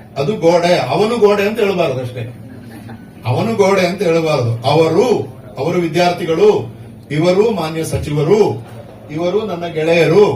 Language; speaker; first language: Kannada; non-native, local second language; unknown